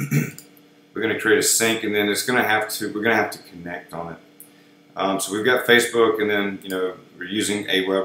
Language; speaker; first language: English; native; English